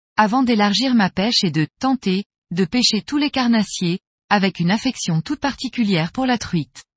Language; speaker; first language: French; native; French